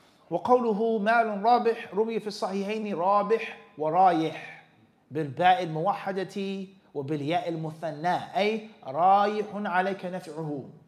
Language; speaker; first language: Arabic; non-native, fluent; English